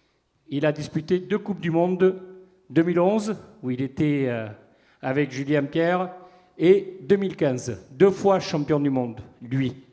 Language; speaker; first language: French; native; French